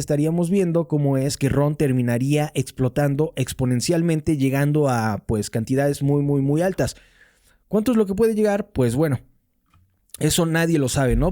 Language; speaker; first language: Spanish; native; Spanish